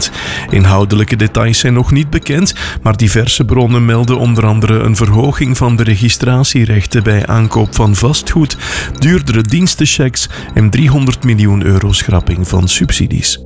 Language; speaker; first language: Dutch; native; Dutch